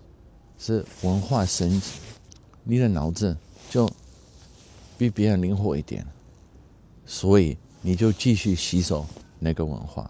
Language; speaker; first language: Chinese; non-native, fluent; Dutch